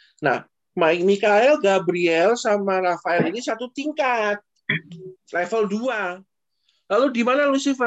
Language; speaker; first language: Indonesian; native; Indonesian